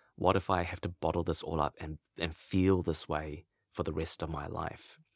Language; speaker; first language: English; native; English